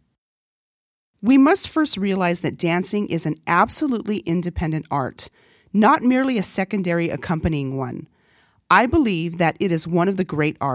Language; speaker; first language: English; non-native, fluent; Korean